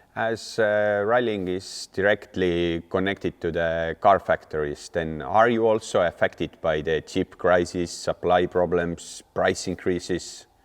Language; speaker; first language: English; non-native, fluent; Estonian